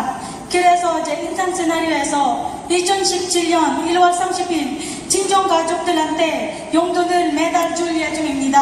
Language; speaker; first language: Korean; non-native, learner; Filipino